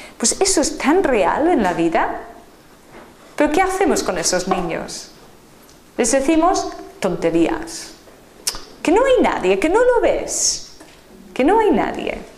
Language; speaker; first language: Spanish; non-native, fluent; English